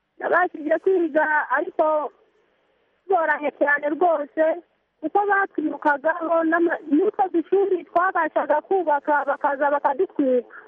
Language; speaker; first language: Kinyarwanda; early bilingual, heritage; Kinyarwanda